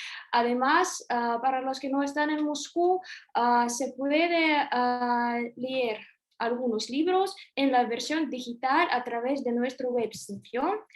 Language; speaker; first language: Spanish; non-native, fluent; Russian